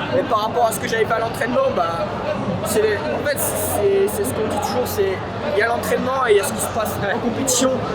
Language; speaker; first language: French; native; French